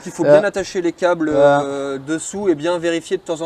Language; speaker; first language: French; native; French